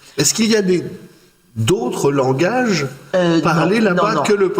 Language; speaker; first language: French; native; French